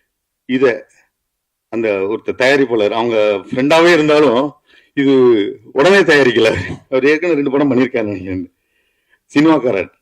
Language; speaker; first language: Tamil; native; Tamil